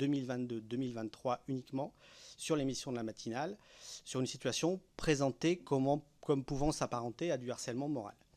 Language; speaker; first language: French; native; French